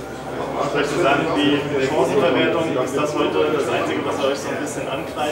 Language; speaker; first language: German; native; German